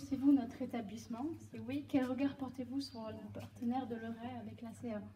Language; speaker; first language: French; native; French